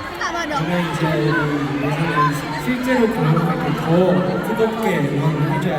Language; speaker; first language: Korean; non-native, fluent; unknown